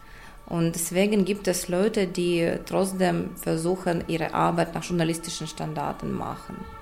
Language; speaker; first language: German; non-native, fluent; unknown